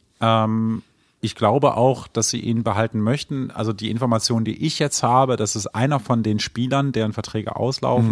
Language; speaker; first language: German; native; German